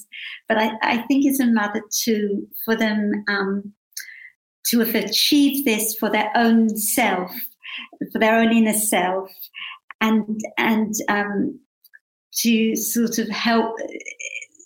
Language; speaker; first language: English; native; English